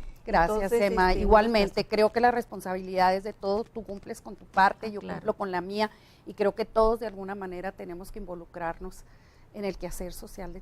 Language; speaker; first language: Spanish; native; Spanish